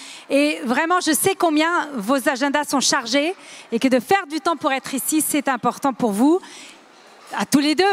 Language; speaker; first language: French; native; French